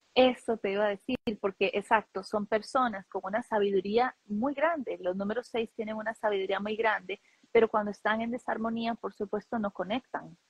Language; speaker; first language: Spanish; native; Spanish